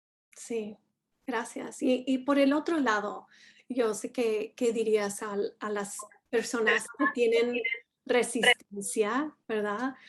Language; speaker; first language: Spanish; non-native, fluent; English